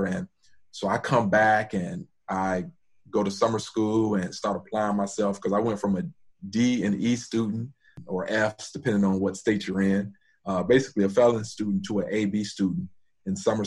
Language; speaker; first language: English; native; English